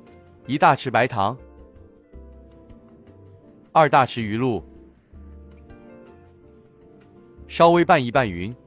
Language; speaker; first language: Chinese; native; Chinese